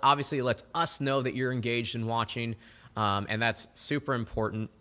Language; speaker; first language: English; native; English